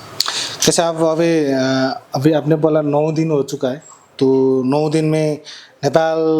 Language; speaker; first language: Hindi; non-native, learner; Nepali